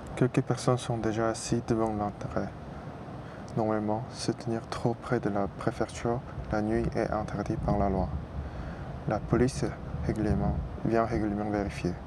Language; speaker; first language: French; non-native, fluent; Korean